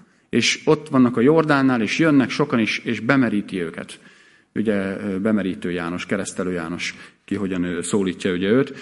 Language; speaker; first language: Hungarian; native; Hungarian